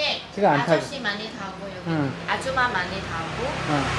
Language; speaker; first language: Korean; non-native, learner; Vietnamese